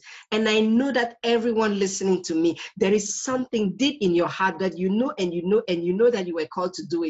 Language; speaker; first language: English; non-native, local second language; French